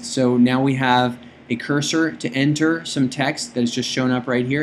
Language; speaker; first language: English; native; English